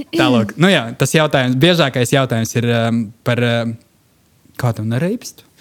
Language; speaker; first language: Latvian; non-native, local second language; Russian